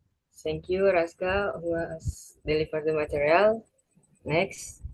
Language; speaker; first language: English; non-native, learner; Indonesian